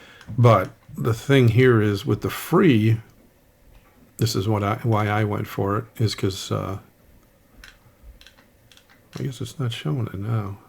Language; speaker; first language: English; native; English